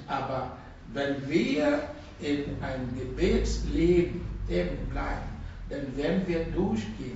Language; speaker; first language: German; non-native, learner; Russian